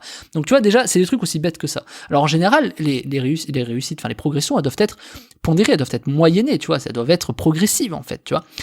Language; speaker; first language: French; native; French